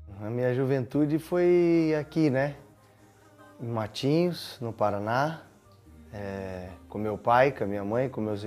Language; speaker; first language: Portuguese; early bilingual, other home language; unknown